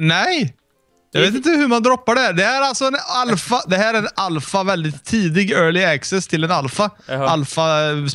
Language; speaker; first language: Swedish; native; Swedish